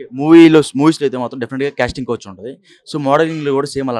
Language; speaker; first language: Telugu; native; Telugu